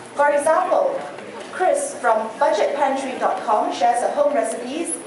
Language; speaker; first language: English; non-native, local second language; Chinese